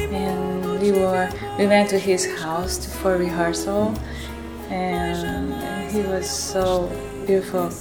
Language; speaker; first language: English; early bilingual, other home language; Portuguese